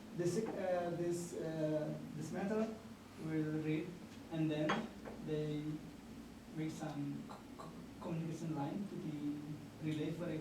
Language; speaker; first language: English; non-native, learner; Indonesian